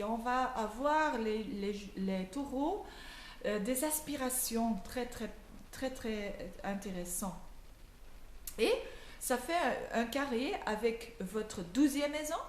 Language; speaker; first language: French; non-native, learner; Dutch